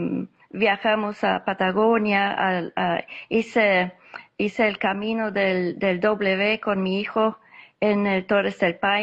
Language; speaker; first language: Spanish; non-native, fluent; English